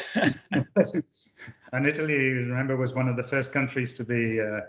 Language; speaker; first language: English; native; English